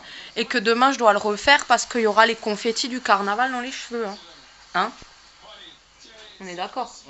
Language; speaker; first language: French; native; French